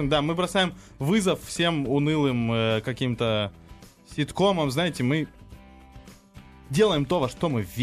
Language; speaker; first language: Russian; native; Russian